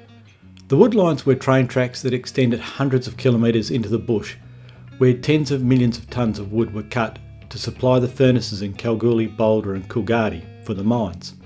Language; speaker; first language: English; native; English